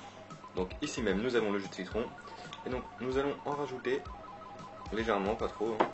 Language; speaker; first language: French; native; French